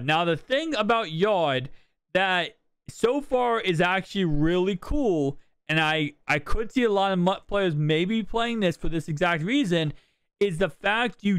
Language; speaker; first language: English; native; English